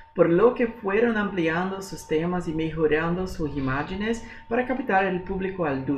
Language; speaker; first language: Spanish; non-native, fluent; Portuguese